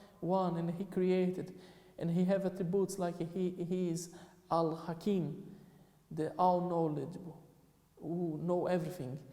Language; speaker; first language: English; non-native, fluent; Portuguese